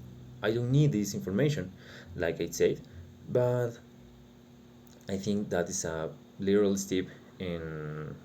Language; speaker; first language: English; non-native, learner; Spanish